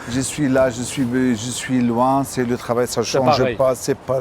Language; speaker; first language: French; non-native, local second language; Arabic